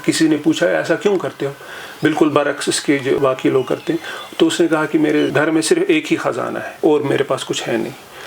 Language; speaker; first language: Urdu; non-native, local second language; Kashmiri